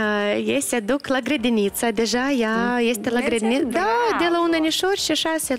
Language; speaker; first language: Romanian; non-native, local second language; Russian